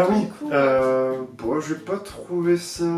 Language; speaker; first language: French; native; French